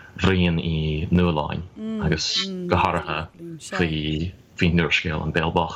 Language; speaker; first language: Irish; non-native, fluent; English